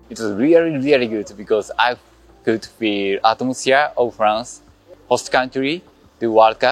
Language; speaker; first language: English; non-native, learner; Japanese